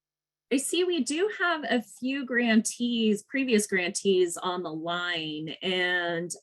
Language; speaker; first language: English; native; English